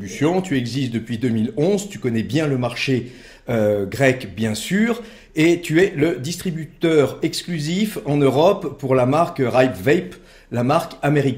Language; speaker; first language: French; native; French